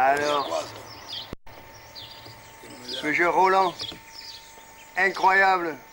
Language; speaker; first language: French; non-native, learner; Dutch